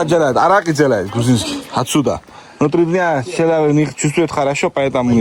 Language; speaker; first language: Russian; non-native, local second language; Georgian